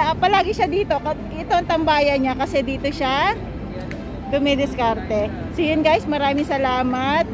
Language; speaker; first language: Filipino; native; Filipino